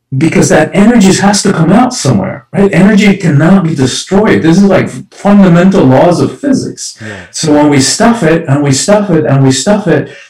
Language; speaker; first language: English; early bilingual, other home language; Spanish